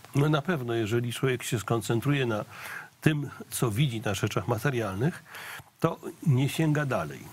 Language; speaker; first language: Polish; native; Polish